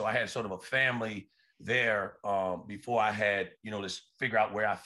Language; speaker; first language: English; native; English